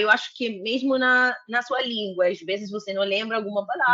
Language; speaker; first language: Portuguese; non-native, fluent; Spanish